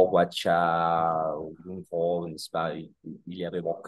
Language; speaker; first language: French; non-native, learner; Spanish